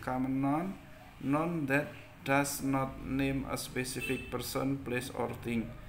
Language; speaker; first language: English; non-native, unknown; Indonesian